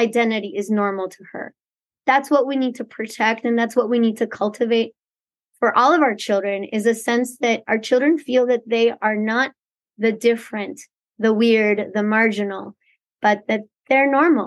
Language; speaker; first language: English; early bilingual, other home language; Spanish